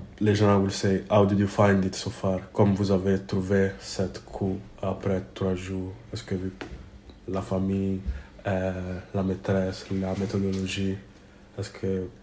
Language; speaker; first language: French; non-native, fluent; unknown